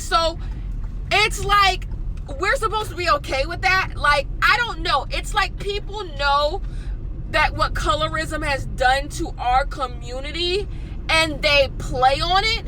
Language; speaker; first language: English; native; English